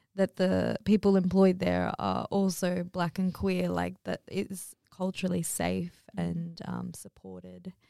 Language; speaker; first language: English; native; English